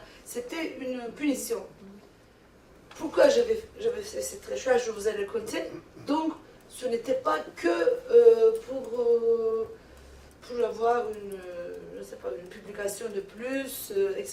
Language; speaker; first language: French; non-native, fluent; Turkish